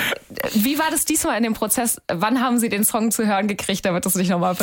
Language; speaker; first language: German; native; German